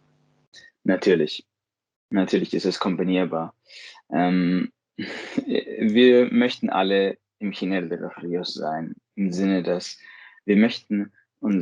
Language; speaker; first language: German; non-native, fluent; Spanish